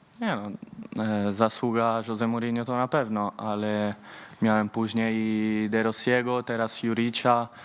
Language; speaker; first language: Polish; early bilingual, heritage; Polish